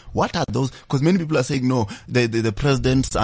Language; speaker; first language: English; non-native, local second language; Venda